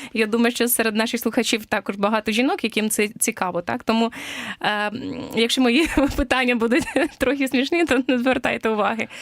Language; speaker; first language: Ukrainian; native; Ukrainian